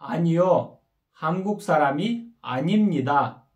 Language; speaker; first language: Korean; non-native, learner; Kyrgyz